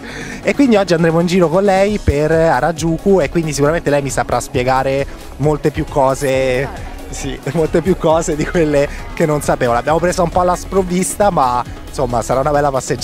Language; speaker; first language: Italian; native; Italian